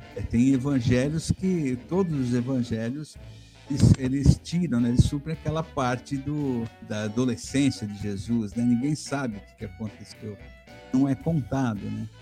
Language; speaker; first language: Portuguese; native; Portuguese